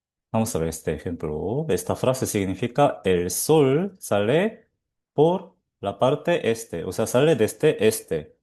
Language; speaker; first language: Spanish; non-native, fluent; Korean